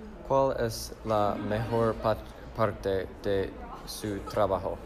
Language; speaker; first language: Spanish; non-native, learner; English